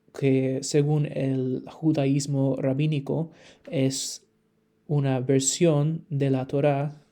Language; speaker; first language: Spanish; non-native, fluent; English